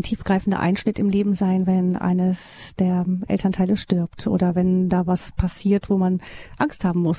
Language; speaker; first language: German; native; German